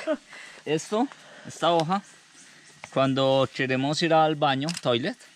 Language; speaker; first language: Spanish; native; Spanish